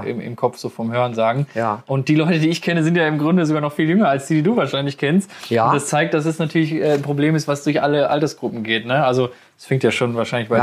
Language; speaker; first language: German; native; German